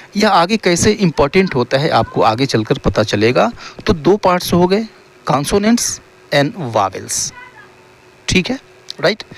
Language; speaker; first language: Hindi; native; Hindi